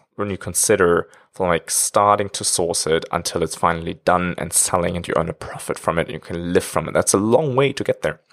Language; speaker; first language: English; non-native, fluent; German